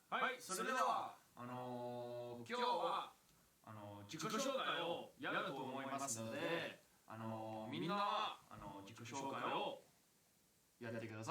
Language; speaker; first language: Japanese; non-native, learner; English